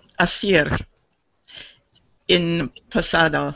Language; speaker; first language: Spanish; non-native, learner; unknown